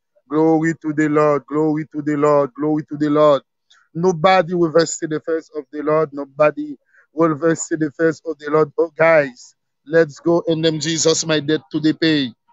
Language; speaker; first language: English; non-native, learner; Haitian Creole